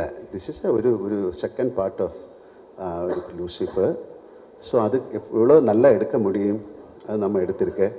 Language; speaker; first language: Tamil; non-native, learner; Malayalam